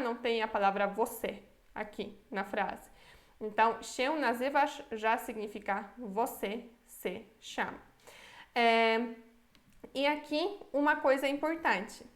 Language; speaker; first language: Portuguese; non-native, fluent; Polish